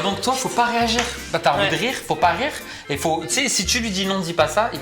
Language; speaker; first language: French; native; French